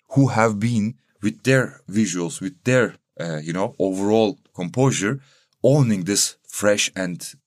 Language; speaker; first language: English; non-native, fluent; Turkish